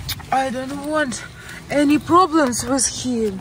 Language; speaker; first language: English; non-native, learner; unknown